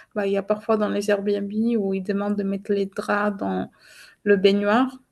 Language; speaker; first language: French; non-native, fluent; English